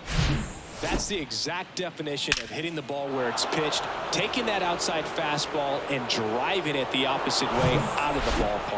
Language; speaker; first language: English; native; English